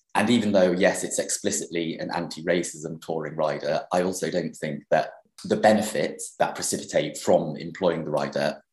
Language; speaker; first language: English; native; English